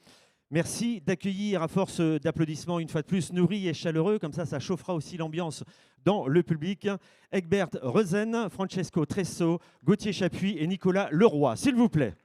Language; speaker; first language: French; native; French